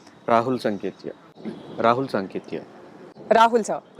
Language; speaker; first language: Telugu; native; Telugu